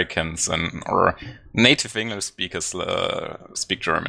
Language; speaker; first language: English; non-native, fluent; German